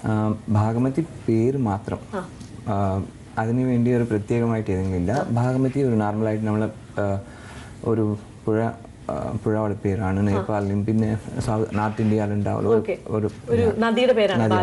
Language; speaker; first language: Malayalam; non-native, learner; Telugu